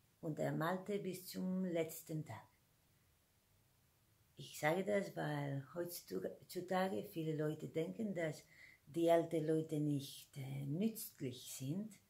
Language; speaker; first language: German; non-native, fluent; Spanish